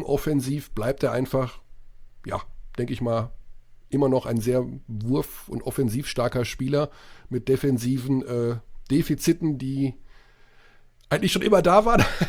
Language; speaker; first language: German; native; German